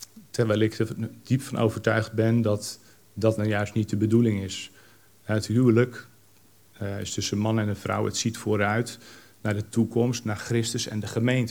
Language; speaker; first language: Dutch; native; Dutch